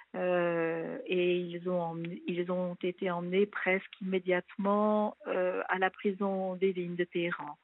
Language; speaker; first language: French; native; French